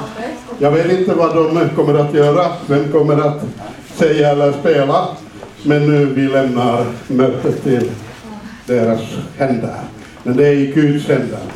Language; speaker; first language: Swedish; non-native, fluent; Finnish